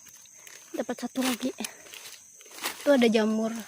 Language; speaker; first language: Indonesian; native; Indonesian